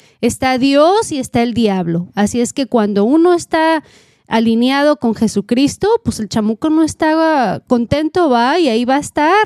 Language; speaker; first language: Spanish; native; Spanish